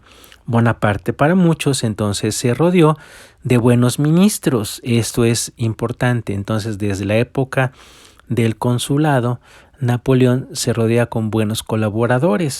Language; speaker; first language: Spanish; native; Spanish